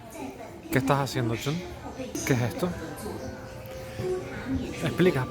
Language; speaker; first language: Spanish; native; Spanish